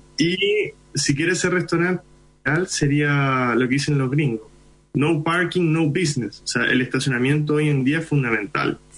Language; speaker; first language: Spanish; early bilingual, other home language; Hindi